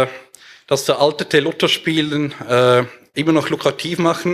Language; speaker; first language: German; native; German